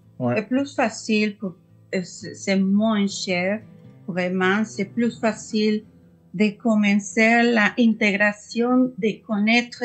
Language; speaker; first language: French; non-native, fluent; Spanish